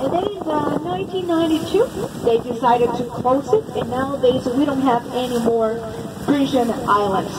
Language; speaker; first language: English; non-native, fluent; Spanish